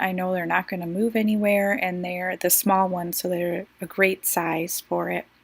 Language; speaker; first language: English; native; English